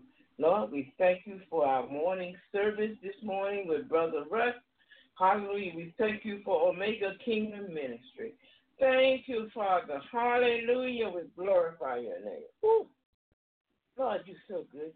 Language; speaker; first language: English; native; English